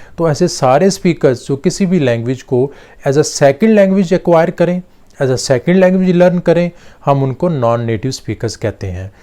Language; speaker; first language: Urdu; native; Urdu